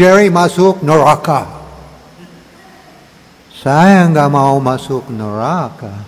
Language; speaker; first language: Indonesian; non-native, learner; English